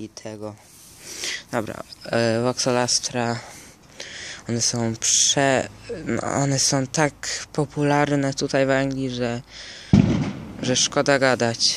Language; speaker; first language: Polish; early bilingual, heritage; Polish